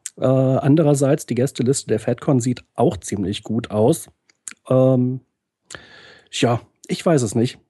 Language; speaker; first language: German; native; German